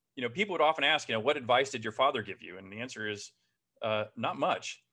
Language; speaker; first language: English; native; English